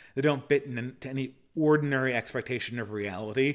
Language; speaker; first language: English; native; English